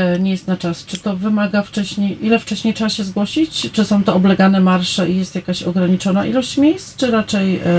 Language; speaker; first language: Polish; native; Polish